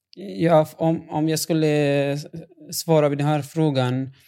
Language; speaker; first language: Swedish; non-native, fluent; Arabic